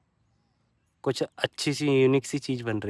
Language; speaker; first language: Hindi; non-native, local second language; Punjabi